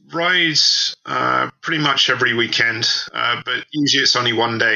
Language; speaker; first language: English; native; English